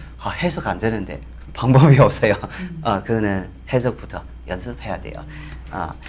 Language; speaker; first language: Korean; non-native, fluent; Chinese